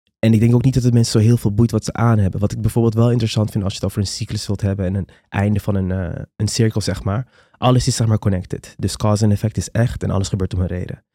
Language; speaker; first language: Dutch; non-native, local second language; Papiamento